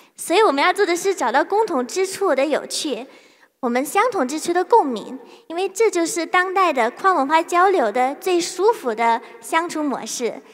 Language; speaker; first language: Chinese; non-native, fluent; English